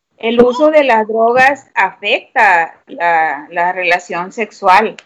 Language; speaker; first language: Spanish; native; Spanish